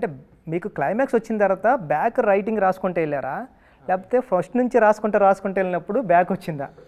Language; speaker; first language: Telugu; native; Telugu